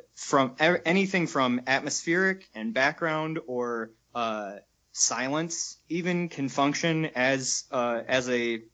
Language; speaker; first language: English; native; English